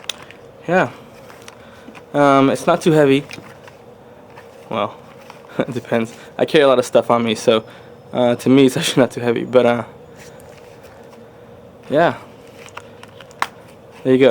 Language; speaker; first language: English; native; English